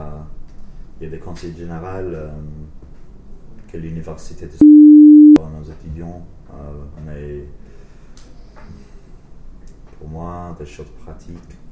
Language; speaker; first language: French; non-native, learner; English